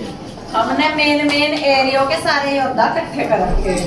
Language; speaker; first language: Hindi; native; Hindi